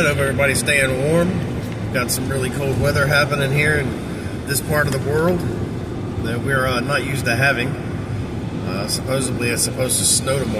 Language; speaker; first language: English; native; English